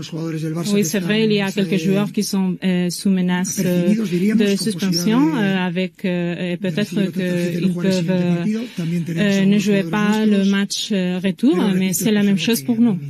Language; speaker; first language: French; non-native, fluent; Spanish